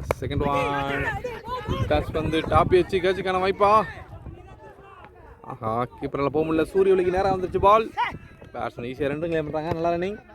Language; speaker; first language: Tamil; native; Tamil